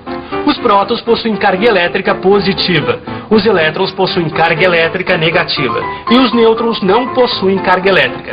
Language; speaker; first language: Portuguese; native; Portuguese